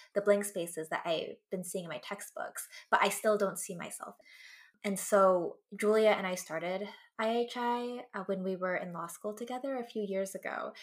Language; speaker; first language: English; native; English